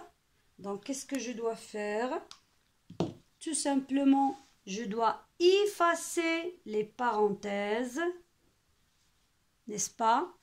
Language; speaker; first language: French; non-native, local second language; Arabic